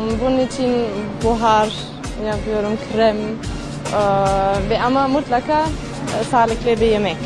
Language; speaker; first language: Turkish; non-native, fluent; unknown